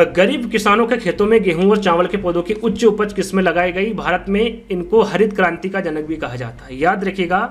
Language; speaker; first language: Hindi; native; Hindi